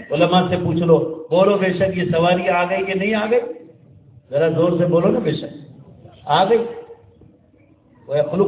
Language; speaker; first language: Urdu; non-native, local second language; Gujarati